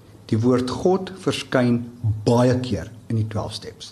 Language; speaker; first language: Afrikaans; native; Afrikaans